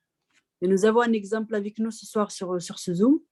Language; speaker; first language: French; non-native, local second language; Arabic